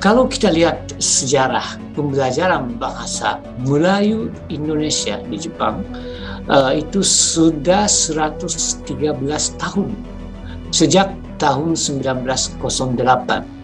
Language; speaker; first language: Indonesian; non-native, fluent; Japanese